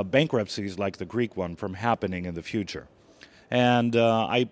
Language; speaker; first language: English; non-native, fluent; Greek